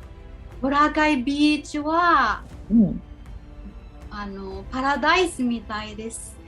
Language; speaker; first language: Japanese; non-native, local second language; Filipino